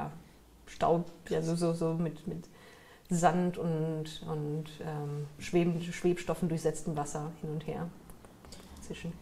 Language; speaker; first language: German; native; German